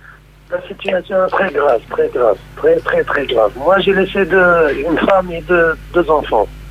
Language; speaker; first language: French; non-native, local second language; Arabic